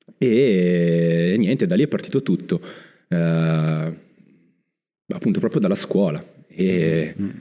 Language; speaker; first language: Italian; native; Italian